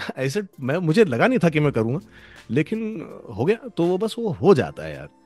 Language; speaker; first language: Hindi; native; Hindi